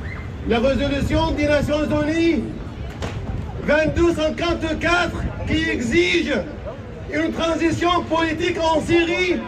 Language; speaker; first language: French; non-native, fluent; Arabic